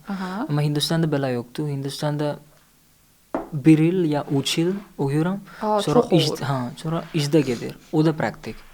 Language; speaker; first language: Azerbaijani; non-native, learner; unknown